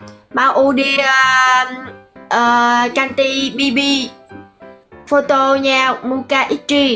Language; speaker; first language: Indonesian; non-native, learner; Vietnamese